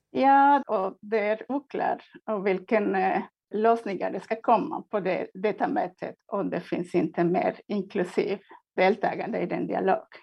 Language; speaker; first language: Swedish; non-native, fluent; Spanish